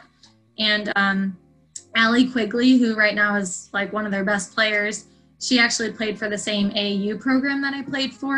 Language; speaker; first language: English; native; English